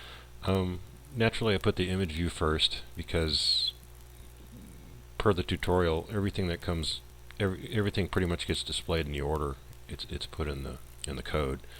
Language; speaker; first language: English; native; English